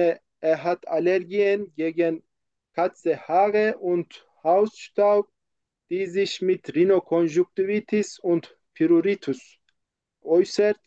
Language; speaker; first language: German; non-native, learner; Turkish